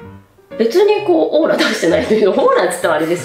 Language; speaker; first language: Japanese; native; Japanese